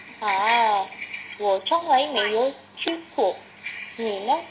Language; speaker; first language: Chinese; non-native, learner; Indonesian